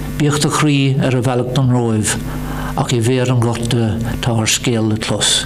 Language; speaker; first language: Irish; non-native, local second language; English